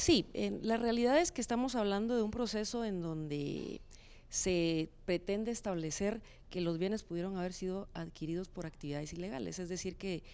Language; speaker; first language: Spanish; native; Spanish